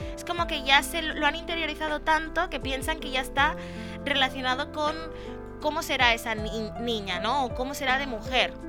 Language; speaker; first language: Spanish; early bilingual, other home language; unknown